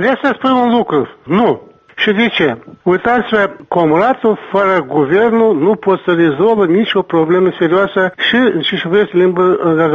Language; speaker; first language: Romanian; non-native, local second language; Gagauz